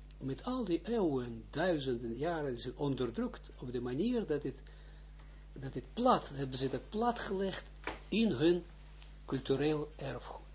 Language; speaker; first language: Dutch; non-native, fluent; Hebrew